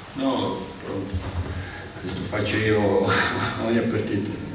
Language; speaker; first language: Italian; non-native, learner; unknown